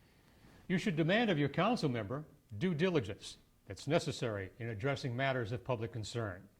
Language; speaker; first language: English; native; English